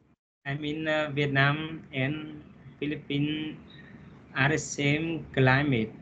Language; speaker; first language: English; non-native, learner; Vietnamese